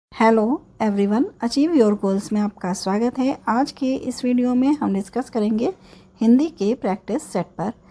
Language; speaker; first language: Hindi; native; Hindi